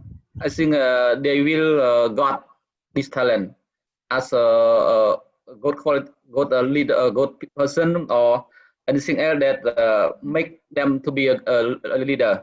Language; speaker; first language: English; non-native, learner; Khmer